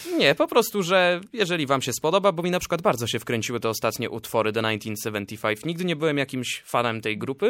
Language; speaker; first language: Polish; native; Polish